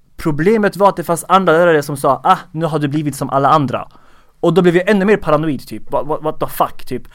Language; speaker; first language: Swedish; early bilingual, other home language; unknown